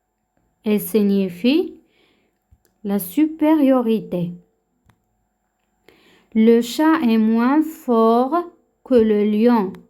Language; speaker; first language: French; non-native, local second language; Arabic